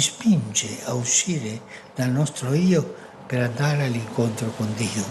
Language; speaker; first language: Italian; non-native, fluent; Spanish